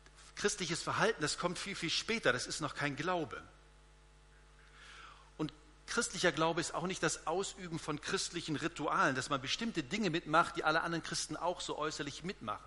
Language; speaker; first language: German; native; German